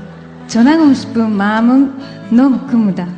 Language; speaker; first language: Korean; non-native, learner; Japanese